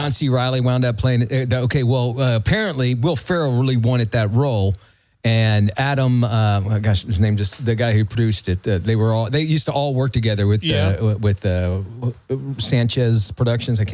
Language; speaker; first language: English; native; English